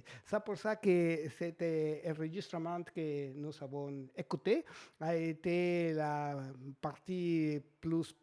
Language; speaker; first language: French; non-native, learner; Spanish